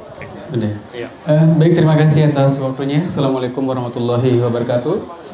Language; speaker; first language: Indonesian; native; Indonesian